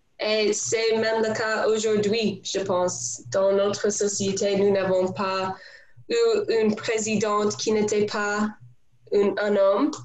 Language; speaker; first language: French; non-native, learner; English